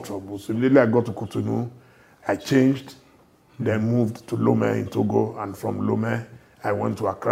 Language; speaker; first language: English; non-native, local second language; Yoruba